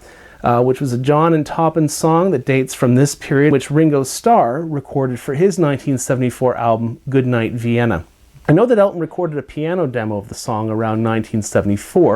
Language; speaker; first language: English; native; English